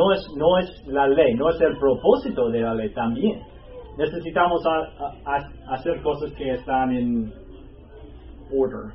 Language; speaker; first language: Spanish; non-native, fluent; English